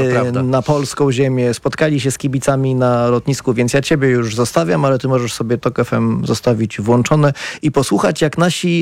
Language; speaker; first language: Polish; native; Polish